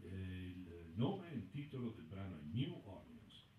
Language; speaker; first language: French; non-native, learner; Italian